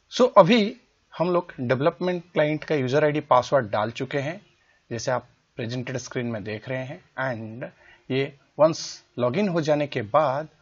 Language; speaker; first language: Hindi; native; Hindi